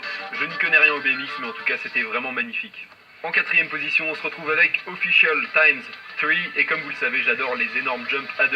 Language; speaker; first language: French; native; French